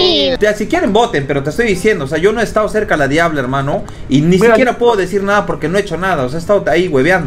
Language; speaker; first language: Spanish; native; Spanish